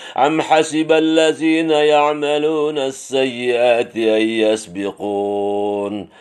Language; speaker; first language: Arabic; non-native, learner; Indonesian